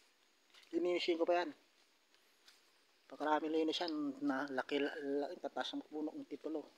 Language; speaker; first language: Filipino; native; Filipino